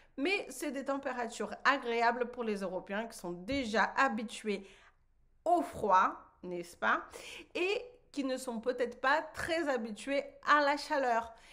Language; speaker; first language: French; non-native, fluent; Portuguese